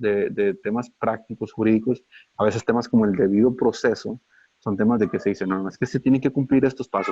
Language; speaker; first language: Spanish; native; Spanish